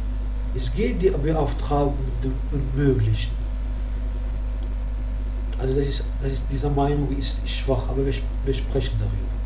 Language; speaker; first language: German; non-native, learner; Arabic